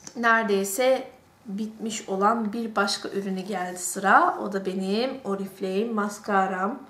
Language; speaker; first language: Turkish; early bilingual, heritage; Turkish